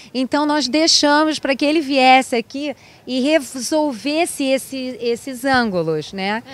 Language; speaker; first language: Portuguese; native; Portuguese